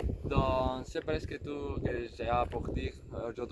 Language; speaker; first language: French; non-native, learner; Spanish